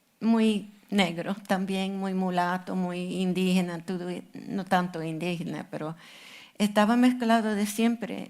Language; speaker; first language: Spanish; non-native, fluent; English